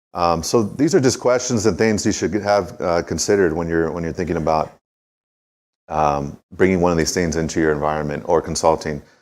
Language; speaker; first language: English; native; English